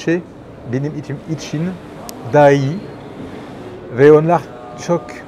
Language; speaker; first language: Turkish; non-native, learner; French